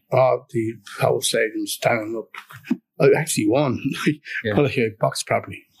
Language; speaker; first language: English; native; English